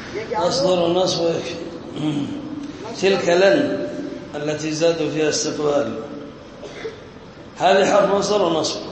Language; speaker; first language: Arabic; native; Arabic